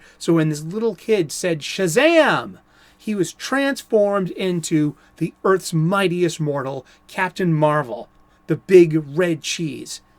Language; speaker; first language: English; native; English